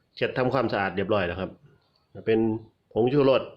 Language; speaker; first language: Thai; non-native, local second language; Northeastern Thai